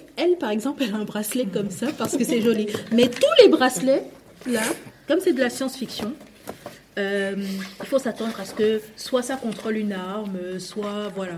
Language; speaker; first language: French; non-native, local second language; Duala